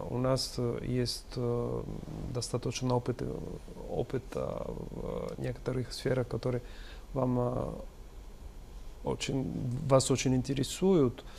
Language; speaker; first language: Russian; non-native, fluent; Italian